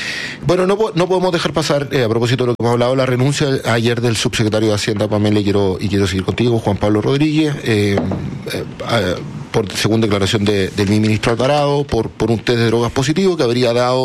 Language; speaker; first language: Spanish; native; Spanish